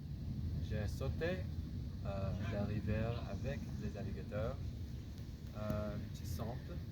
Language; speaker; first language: French; non-native, learner; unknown